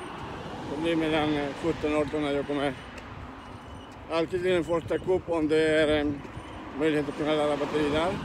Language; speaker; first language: Swedish; non-native, learner; Spanish